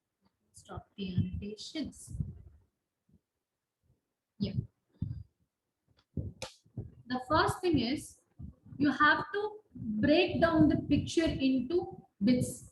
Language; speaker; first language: English; non-native, local second language; Tamil